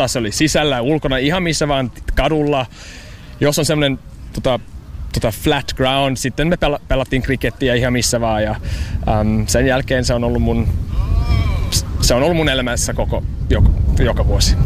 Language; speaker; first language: Finnish; early bilingual, heritage; English